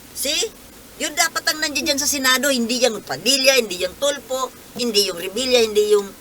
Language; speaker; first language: Filipino; non-native, local second language; Bikol